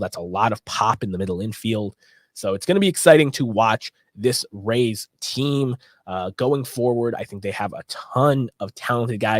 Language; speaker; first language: English; native; English